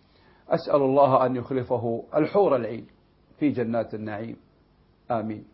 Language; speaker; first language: Arabic; native; Arabic